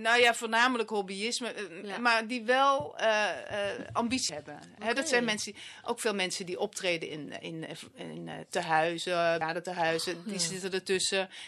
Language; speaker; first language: Dutch; native; Dutch